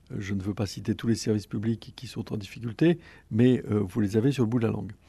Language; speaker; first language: French; native; French